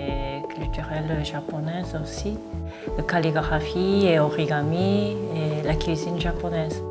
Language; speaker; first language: French; non-native, fluent; Japanese